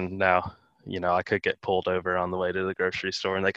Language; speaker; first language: English; native; English